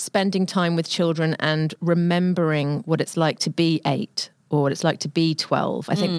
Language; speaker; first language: English; native; English